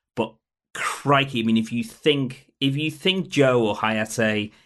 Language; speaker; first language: English; native; English